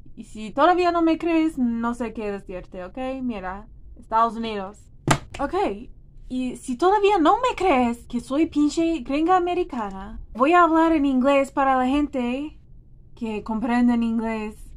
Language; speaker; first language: Spanish; non-native, fluent; English